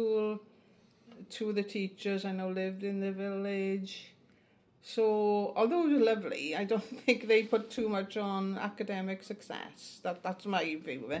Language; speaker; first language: English; native; English